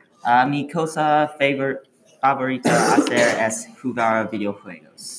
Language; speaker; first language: Spanish; non-native, learner; English